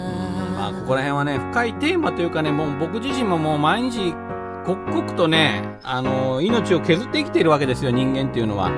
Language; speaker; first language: Japanese; native; Japanese